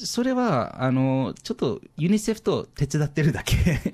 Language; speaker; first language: Japanese; non-native, learner; English